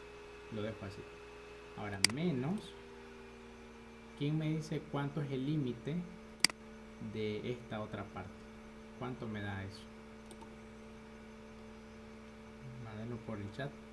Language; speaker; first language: Spanish; native; Spanish